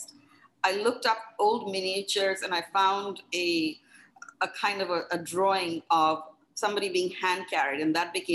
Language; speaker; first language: English; non-native, local second language; Hindi